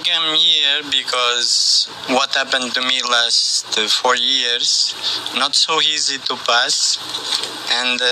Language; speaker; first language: English; non-native, learner; Portuguese